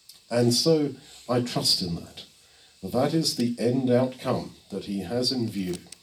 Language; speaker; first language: English; native; English